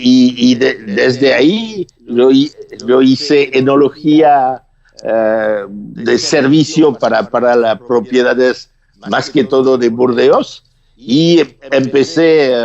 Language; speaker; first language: Spanish; non-native, fluent; French